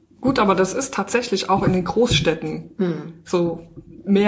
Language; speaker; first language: German; native; German